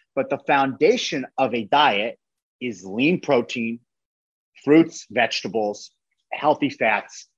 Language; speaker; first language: English; native; English